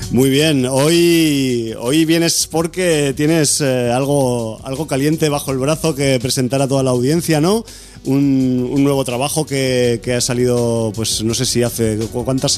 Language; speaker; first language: Spanish; native; Spanish